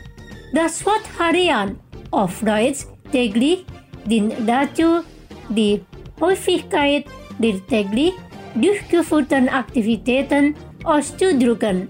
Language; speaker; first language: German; non-native, local second language; Indonesian